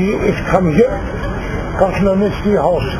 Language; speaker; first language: German; non-native, learner; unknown